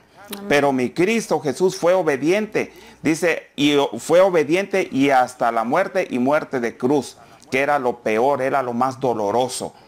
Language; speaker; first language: Spanish; native; Spanish